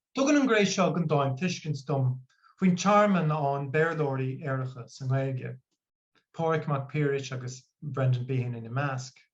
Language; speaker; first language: Irish; non-native, local second language; English